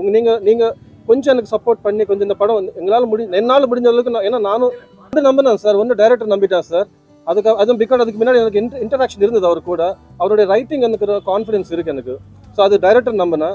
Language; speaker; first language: Tamil; non-native, local second language; Telugu